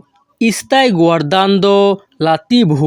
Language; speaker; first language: Italian; non-native, learner; Bangla